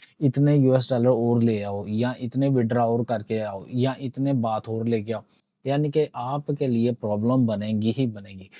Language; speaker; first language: Urdu; non-native, local second language; Punjabi